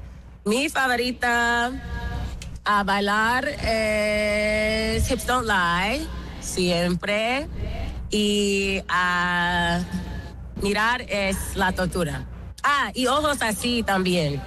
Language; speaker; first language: Spanish; non-native, learner; English